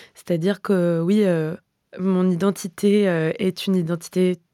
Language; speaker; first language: French; native; French